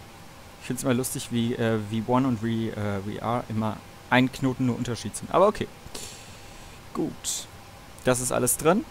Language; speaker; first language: German; native; German